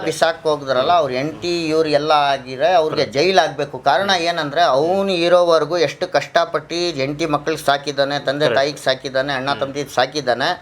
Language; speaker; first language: Kannada; non-native, local second language; Urdu